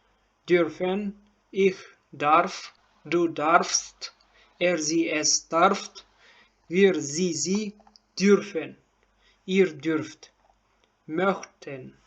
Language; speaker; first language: German; non-native, learner; Turkmen